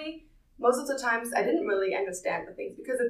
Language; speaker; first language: English; non-native, fluent; German